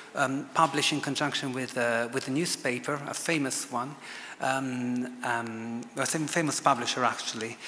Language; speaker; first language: English; non-native, fluent; Italian